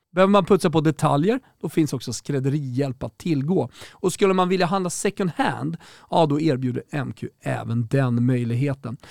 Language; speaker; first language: Swedish; native; Swedish